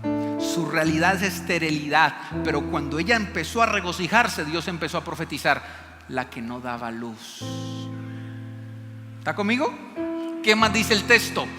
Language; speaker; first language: Spanish; native; Spanish